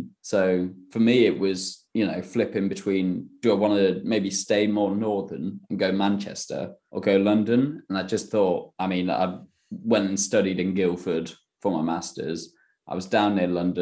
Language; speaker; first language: English; native; English